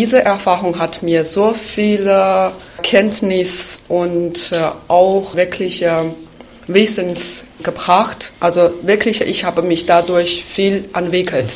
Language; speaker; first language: German; non-native, fluent; Chinese